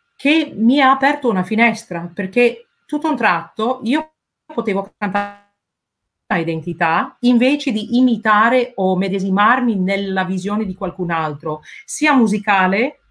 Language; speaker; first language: Italian; non-native, fluent; English